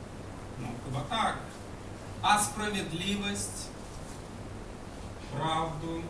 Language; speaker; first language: Polish; non-native, learner; Russian